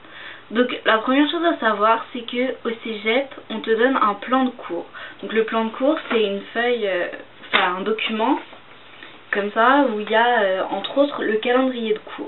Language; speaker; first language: French; native; French